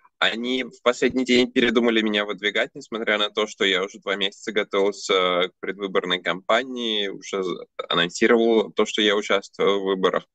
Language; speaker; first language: Russian; early bilingual, other home language; Armenian